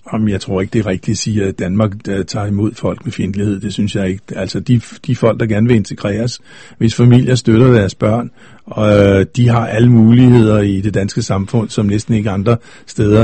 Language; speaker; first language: Danish; native; Danish